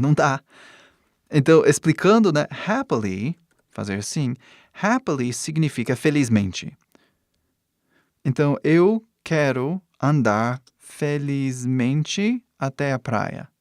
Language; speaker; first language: Portuguese; non-native, fluent; English